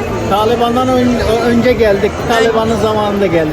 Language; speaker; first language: Turkish; non-native, fluent; Uzbek